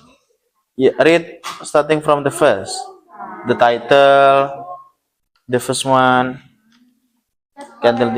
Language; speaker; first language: English; non-native, learner; Indonesian